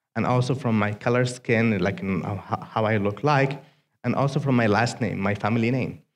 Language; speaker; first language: English; non-native, fluent; Arabic